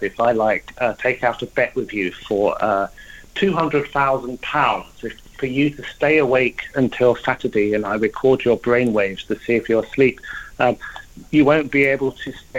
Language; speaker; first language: English; native; English